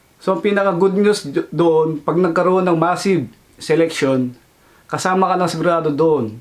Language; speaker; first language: Filipino; native; Filipino